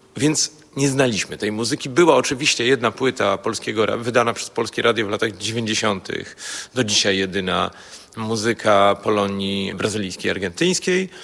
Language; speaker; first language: Polish; native; Polish